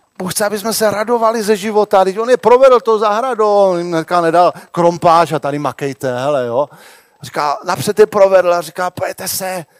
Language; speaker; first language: Czech; native; Czech